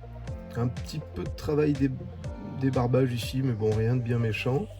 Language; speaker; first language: French; native; French